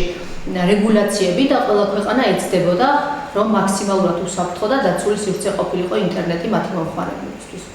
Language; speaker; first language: Georgian; native; Georgian